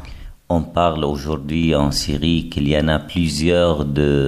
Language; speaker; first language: French; non-native, fluent; Arabic